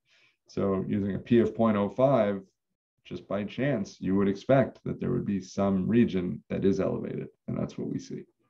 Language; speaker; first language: English; native; English